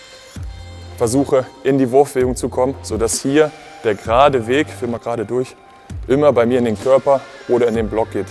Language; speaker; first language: German; native; German